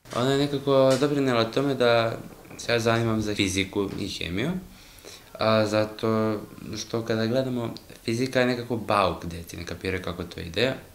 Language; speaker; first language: Serbian; native; Serbian